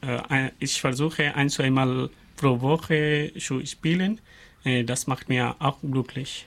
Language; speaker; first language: German; non-native, learner; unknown